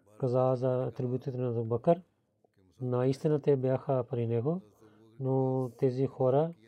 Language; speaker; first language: Bulgarian; non-native, learner; Urdu